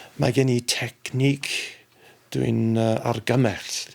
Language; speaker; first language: Welsh; non-native, learner; English